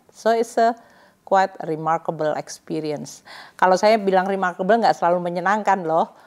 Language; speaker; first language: Indonesian; native; Indonesian